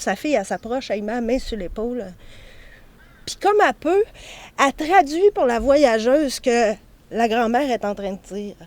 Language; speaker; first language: French; native; French